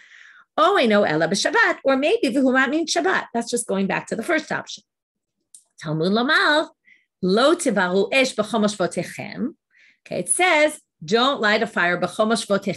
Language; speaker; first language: English; native; English